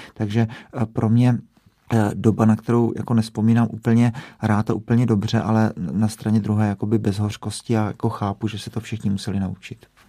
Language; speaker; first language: Czech; native; Czech